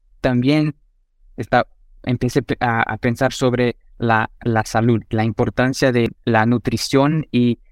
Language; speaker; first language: Spanish; non-native, fluent; Portuguese